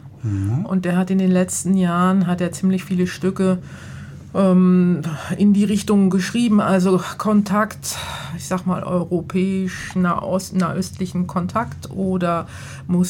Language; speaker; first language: German; native; German